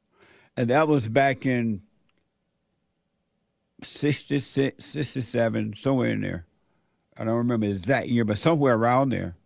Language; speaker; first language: English; native; English